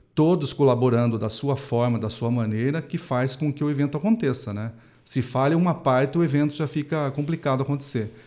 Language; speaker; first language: Portuguese; native; Portuguese